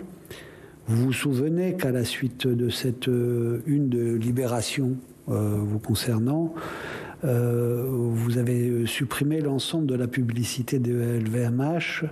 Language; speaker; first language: French; native; French